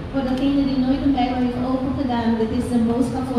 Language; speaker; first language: Dutch; non-native, fluent; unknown